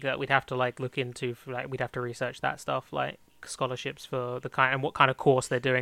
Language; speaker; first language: English; native; English